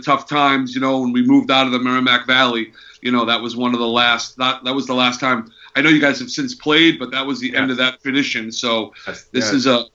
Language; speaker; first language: English; native; English